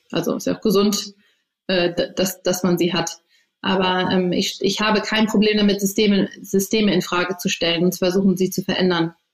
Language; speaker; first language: German; early bilingual, other home language; English